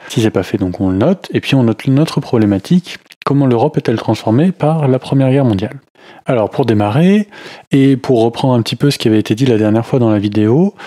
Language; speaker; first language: French; native; French